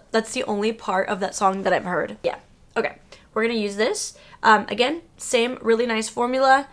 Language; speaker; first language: English; early bilingual, other home language; Spanish